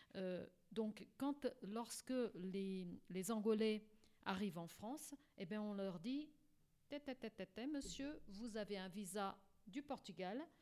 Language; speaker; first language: French; non-native, fluent; Portuguese